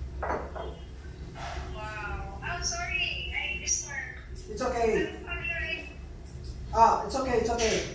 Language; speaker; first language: English; non-native, learner; Chinese